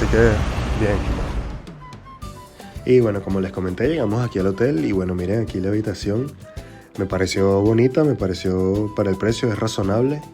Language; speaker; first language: Spanish; native; Spanish